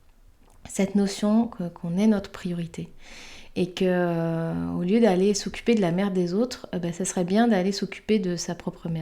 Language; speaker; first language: French; native; French